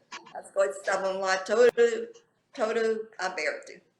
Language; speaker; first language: Portuguese; non-native, fluent; English